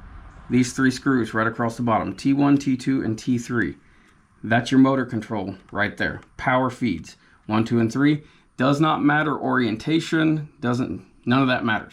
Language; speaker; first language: English; native; English